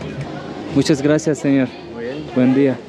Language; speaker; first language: Spanish; non-native, learner; Turkish